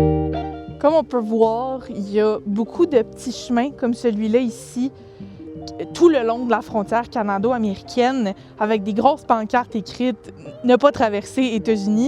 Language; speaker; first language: French; native; French